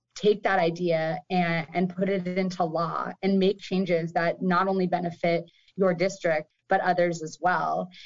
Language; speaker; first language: English; native; English